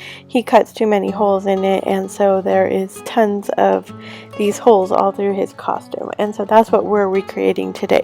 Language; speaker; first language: English; native; English